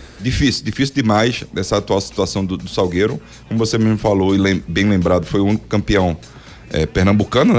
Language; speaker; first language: Portuguese; native; Portuguese